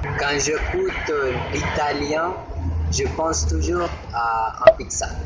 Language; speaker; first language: French; non-native, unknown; Spanish